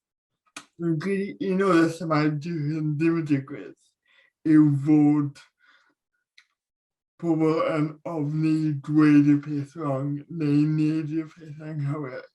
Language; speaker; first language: Welsh; non-native, local second language; English